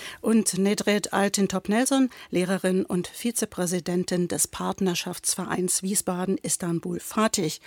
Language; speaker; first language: German; native; German